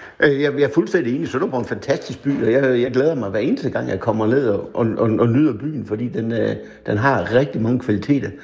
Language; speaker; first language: Danish; native; Danish